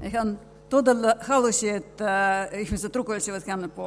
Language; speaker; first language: Finnish; non-native, fluent; Russian